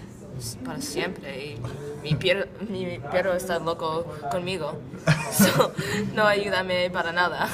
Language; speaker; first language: Spanish; non-native, learner; English